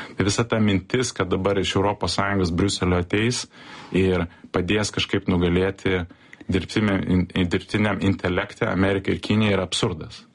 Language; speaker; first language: Lithuanian; early bilingual, heritage; Lithuanian